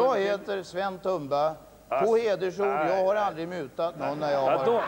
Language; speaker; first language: Swedish; native; Swedish